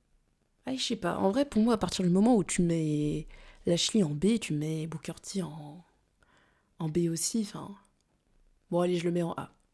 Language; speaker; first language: French; native; French